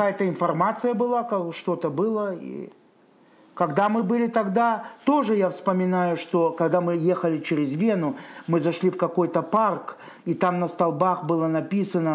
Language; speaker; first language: Russian; native; Russian